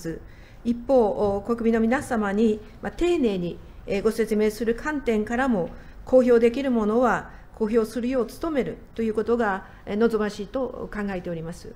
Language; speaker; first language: Japanese; native; Japanese